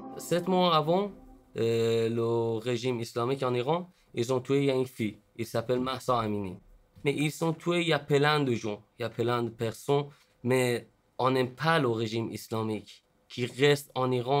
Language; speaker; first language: French; non-native, learner; Persian